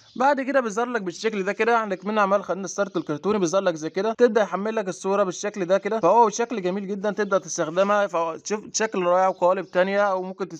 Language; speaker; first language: Arabic; native; Arabic